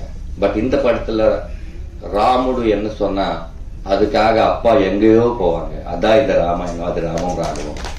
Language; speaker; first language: Tamil; non-native, learner; Telugu